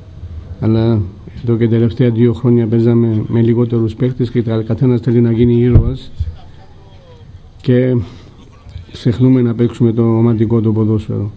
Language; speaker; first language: Greek; non-native, fluent; Georgian